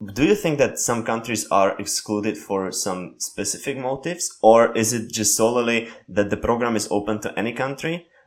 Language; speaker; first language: English; non-native, fluent; Slovak